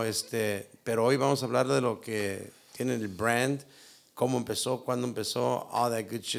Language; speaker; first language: Spanish; early bilingual, heritage; Spanish